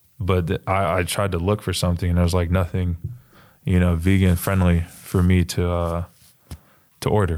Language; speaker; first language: English; native; English